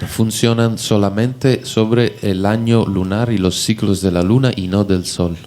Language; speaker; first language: Spanish; non-native, fluent; English